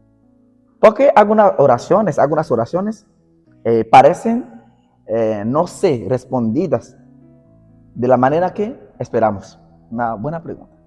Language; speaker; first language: Spanish; non-native, fluent; Portuguese